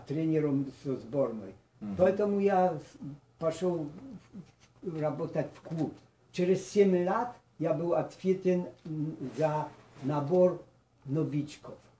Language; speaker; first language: Russian; non-native, learner; Polish